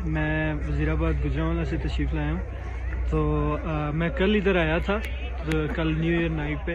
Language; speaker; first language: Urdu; non-native, local second language; Punjabi